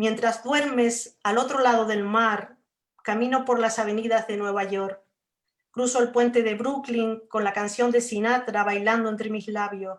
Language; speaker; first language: Spanish; native; Spanish